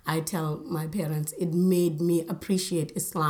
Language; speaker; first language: English; non-native, local second language; Wolof